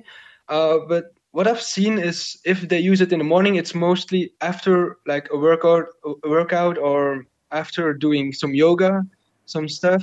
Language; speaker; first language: English; non-native, fluent; Dutch